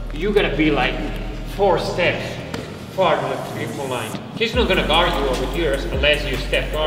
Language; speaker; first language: English; non-native, fluent; Catalan